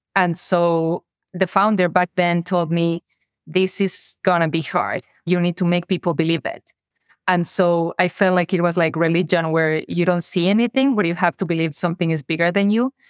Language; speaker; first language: English; non-native, fluent; Spanish